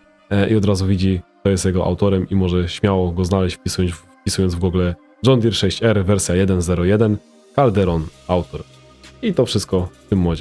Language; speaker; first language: Polish; native; Polish